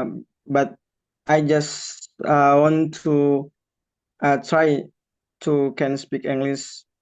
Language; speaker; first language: English; non-native, learner; Indonesian